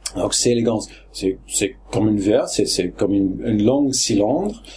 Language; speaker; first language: French; non-native, fluent; English